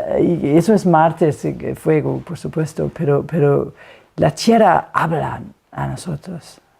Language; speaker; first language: Spanish; non-native, fluent; Danish